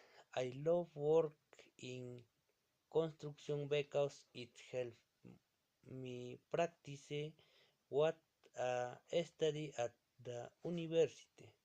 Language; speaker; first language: English; non-native, learner; Spanish